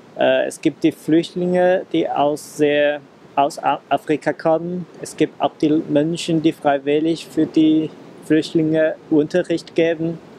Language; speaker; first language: German; non-native, fluent; Chinese